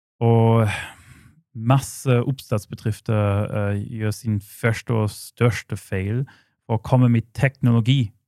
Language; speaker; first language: Norwegian; non-native, fluent; German